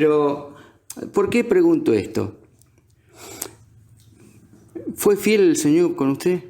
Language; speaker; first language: Spanish; native; Spanish